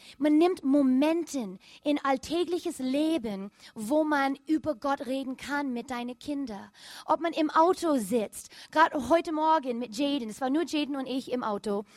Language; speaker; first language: German; non-native, fluent; English